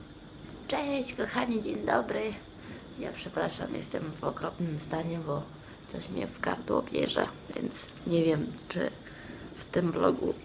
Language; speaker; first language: Polish; non-native, fluent; Italian